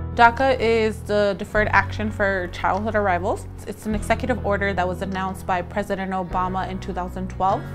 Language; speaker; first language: English; early bilingual, other home language; Spanish